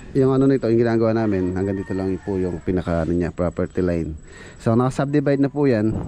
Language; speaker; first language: Filipino; native; Filipino